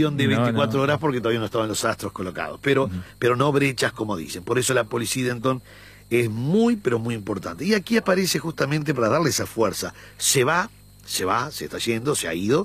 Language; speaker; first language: Spanish; native; Spanish